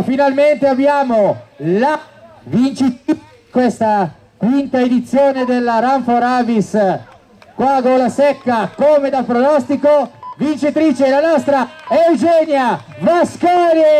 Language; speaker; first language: Italian; native; Italian